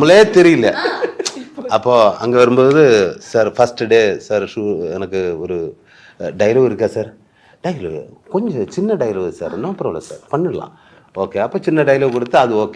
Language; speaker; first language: Tamil; non-native, learner; Malayalam